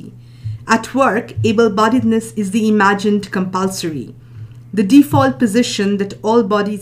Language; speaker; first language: English; non-native, local second language; Bangla